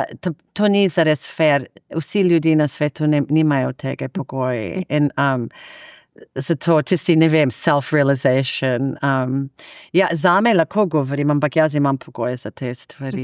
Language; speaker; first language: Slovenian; non-native, fluent; English